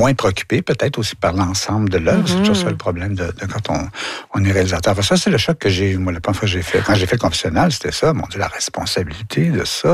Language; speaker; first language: French; native; French